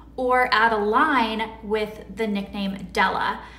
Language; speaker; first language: English; native; English